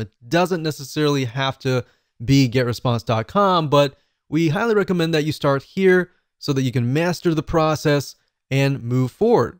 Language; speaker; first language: English; native; English